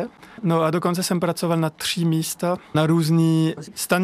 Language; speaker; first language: Czech; non-native, learner; French